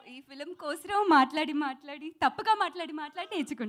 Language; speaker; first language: Telugu; non-native, learner; Tamil